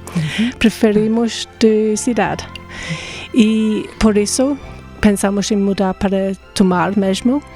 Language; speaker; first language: Portuguese; non-native, fluent; English